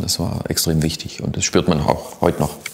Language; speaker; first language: German; native; German